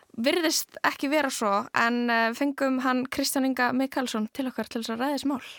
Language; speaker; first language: Icelandic; native; Icelandic